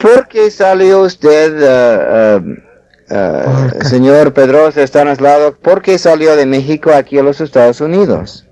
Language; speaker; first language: Spanish; non-native, fluent; English